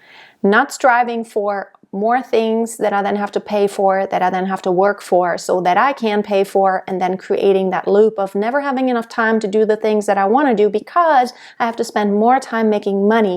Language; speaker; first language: English; non-native, fluent; German